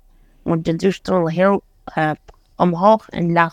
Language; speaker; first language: Dutch; non-native, fluent; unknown